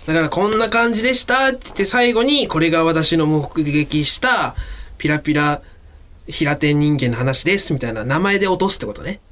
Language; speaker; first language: Japanese; native; Japanese